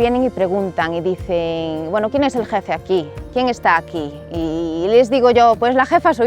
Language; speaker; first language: Spanish; native; Spanish